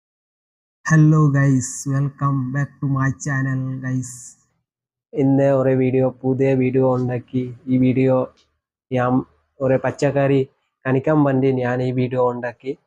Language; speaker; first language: Malayalam; non-native, learner; Assamese